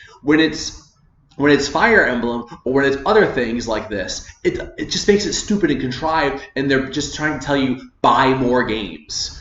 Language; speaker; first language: English; native; English